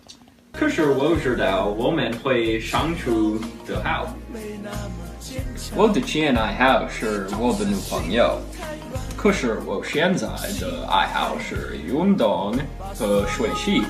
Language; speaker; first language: Chinese; non-native, learner; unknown